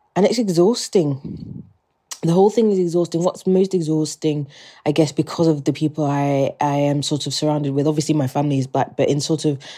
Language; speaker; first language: English; native; English